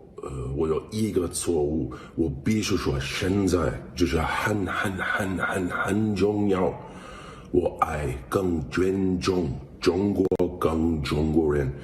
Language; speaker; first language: Chinese; non-native, learner; English